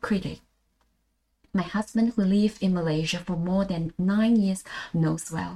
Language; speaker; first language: English; non-native, local second language; Malay